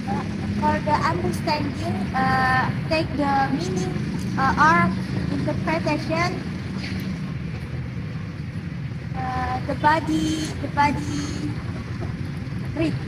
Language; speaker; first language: English; non-native, learner; Indonesian